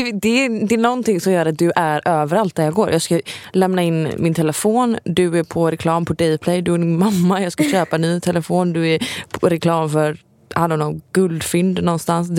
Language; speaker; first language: Swedish; native; Swedish